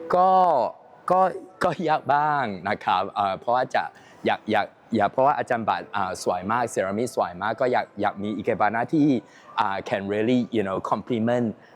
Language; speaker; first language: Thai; non-native, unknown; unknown